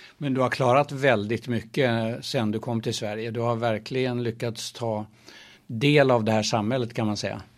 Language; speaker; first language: Swedish; native; Swedish